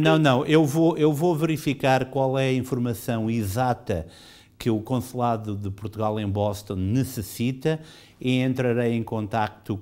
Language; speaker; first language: Portuguese; native; Portuguese